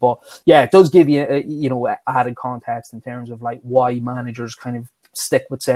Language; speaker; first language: English; native; English